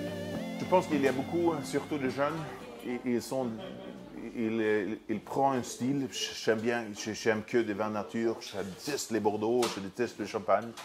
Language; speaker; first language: French; non-native, fluent; Swedish